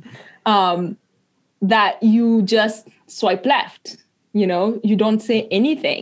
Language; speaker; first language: English; non-native, local second language; Kikuyu